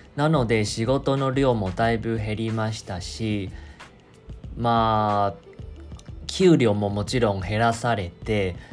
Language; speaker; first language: Japanese; non-native, fluent; Chinese